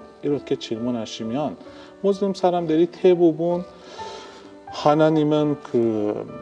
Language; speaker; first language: Korean; non-native, learner; Persian